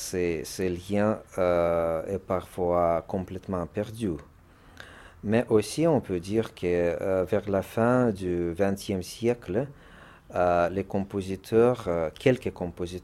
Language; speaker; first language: French; non-native, fluent; Russian